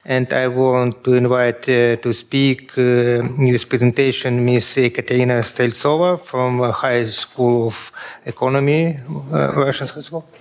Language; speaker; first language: English; non-native, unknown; Russian